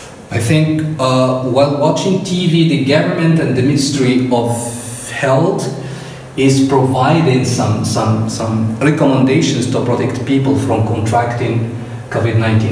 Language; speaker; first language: English; non-native, fluent; Arabic